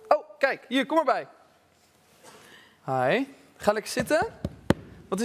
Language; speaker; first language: Dutch; native; Dutch